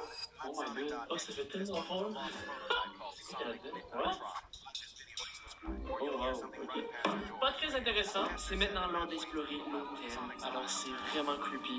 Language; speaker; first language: French; native; French